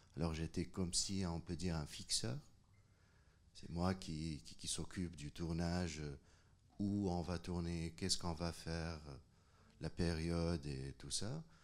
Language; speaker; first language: French; non-native, local second language; Arabic